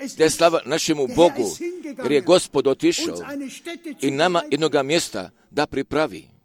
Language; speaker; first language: Croatian; early bilingual, heritage; Croatian